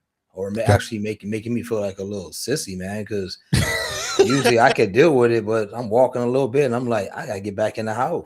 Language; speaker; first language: English; native; English